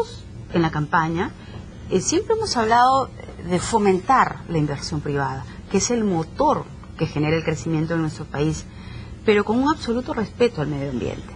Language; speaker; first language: Spanish; native; Spanish